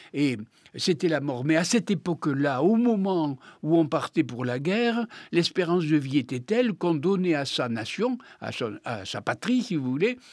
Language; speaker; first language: French; native; French